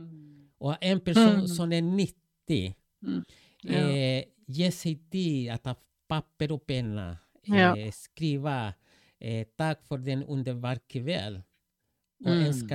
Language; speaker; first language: Swedish; non-native, fluent; Spanish